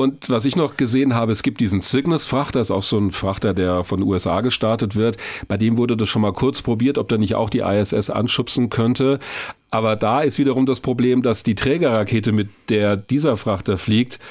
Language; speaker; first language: German; native; German